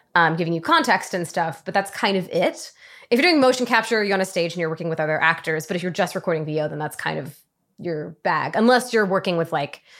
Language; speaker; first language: English; early bilingual, other home language; Thai